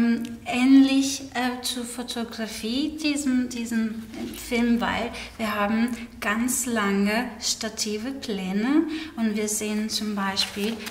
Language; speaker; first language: German; non-native, fluent; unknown